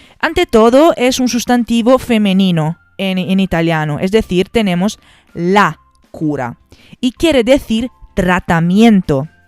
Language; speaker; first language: Spanish; non-native, fluent; Italian